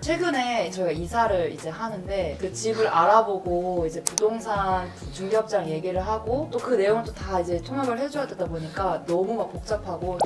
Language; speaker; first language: Korean; native; Korean